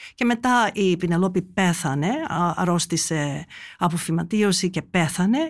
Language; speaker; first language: Greek; early bilingual, heritage; Greek